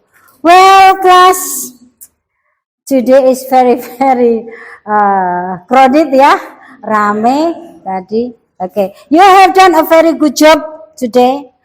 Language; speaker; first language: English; non-native, local second language; Indonesian